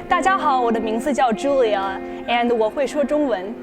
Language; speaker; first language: Chinese; early bilingual, heritage; Chinese